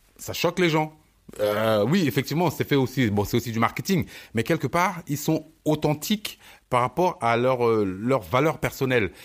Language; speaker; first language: French; early bilingual, other home language; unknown